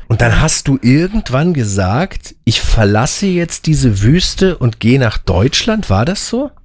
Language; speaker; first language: German; native; German